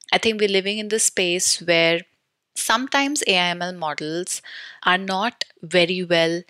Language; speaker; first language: English; non-native, local second language; Hindi